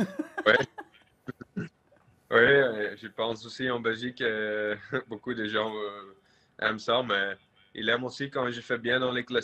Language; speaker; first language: French; non-native, local second language; Dutch